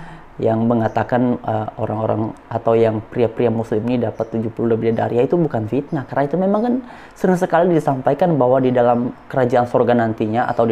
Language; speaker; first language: Indonesian; native; Indonesian